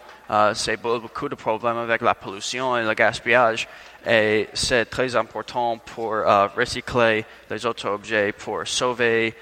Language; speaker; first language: French; non-native, learner; English